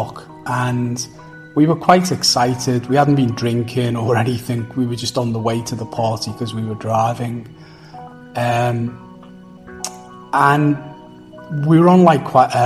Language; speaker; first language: English; native; English